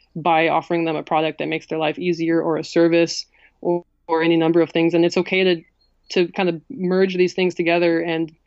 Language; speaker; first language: English; native; English